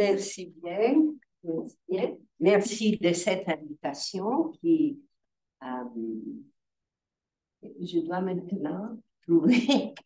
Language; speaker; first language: French; non-native, fluent; Italian